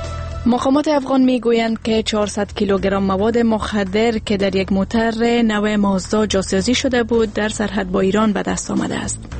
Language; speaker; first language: Persian; native; Persian